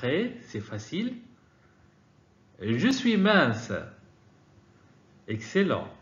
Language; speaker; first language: French; non-native, fluent; Arabic